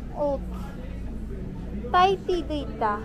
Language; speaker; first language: Korean; non-native, learner; Filipino